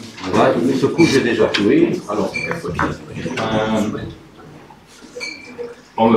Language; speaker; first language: French; non-native, fluent; Swedish